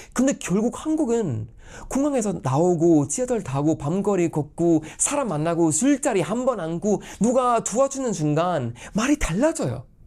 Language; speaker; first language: Korean; non-native, fluent; Swedish